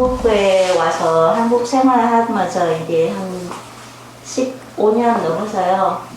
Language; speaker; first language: Korean; non-native, learner; Vietnamese